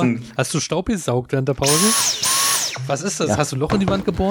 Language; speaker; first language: German; native; German